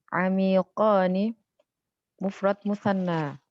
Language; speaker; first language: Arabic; non-native, learner; Indonesian